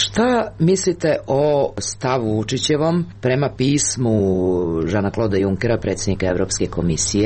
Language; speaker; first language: Serbian; native; Serbian